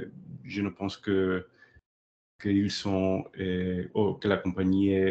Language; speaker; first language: French; non-native, learner; English